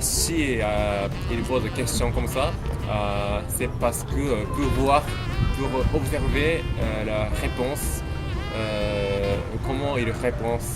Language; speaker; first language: French; non-native, learner; Japanese